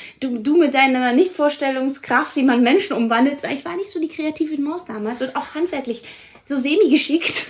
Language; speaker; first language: German; early bilingual, other home language; Italian